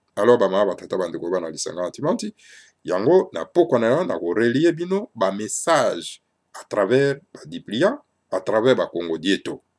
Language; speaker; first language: Lingala; native; Lingala